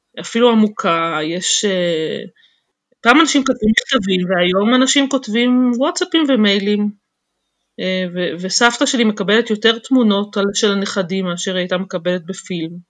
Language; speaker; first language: Hebrew; native; Hebrew